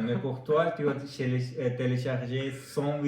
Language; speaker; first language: French; non-native, fluent; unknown